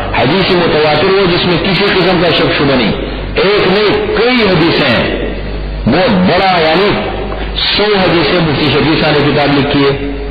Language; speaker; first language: Urdu; non-native, local second language; Pashto